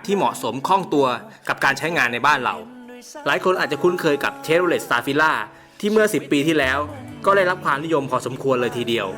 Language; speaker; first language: Thai; native; Thai